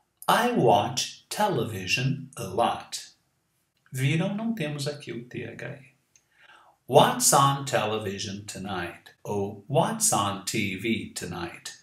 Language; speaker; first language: English; non-native, fluent; Portuguese